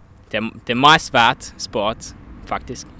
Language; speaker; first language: Danish; non-native, learner; Estonian